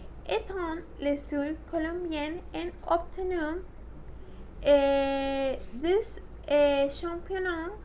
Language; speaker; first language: French; non-native, learner; Spanish